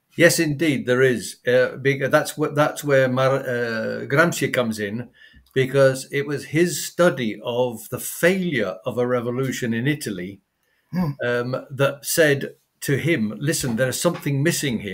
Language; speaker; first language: English; native; English